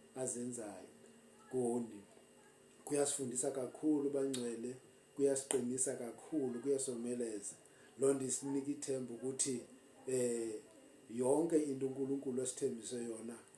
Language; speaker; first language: Zulu; native; Zulu